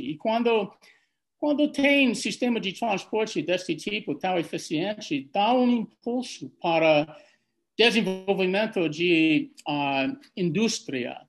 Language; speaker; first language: Portuguese; non-native, fluent; English